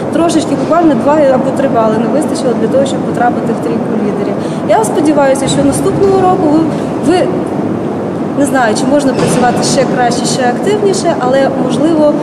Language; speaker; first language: Ukrainian; native; Ukrainian